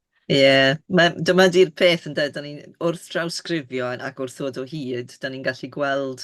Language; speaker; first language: Welsh; native; Welsh